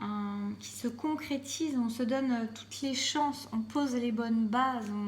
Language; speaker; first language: French; native; French